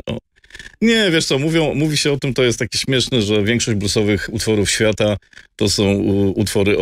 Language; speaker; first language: Polish; native; Polish